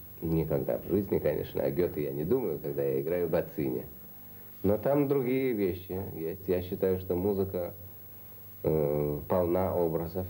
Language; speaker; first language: Russian; native; Russian